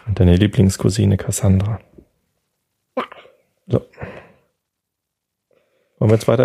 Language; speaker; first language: German; native; German